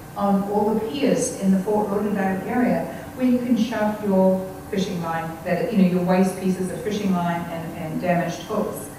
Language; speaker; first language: English; native; English